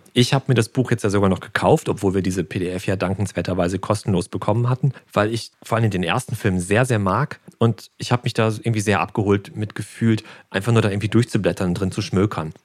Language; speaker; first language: German; native; German